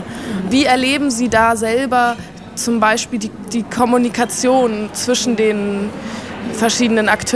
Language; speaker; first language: German; native; German